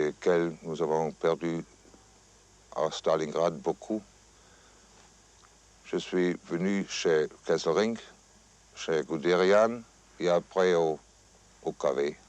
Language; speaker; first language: French; non-native, fluent; German